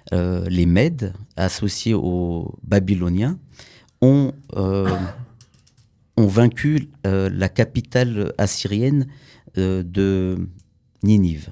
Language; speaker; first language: French; early bilingual, other home language; Kurdish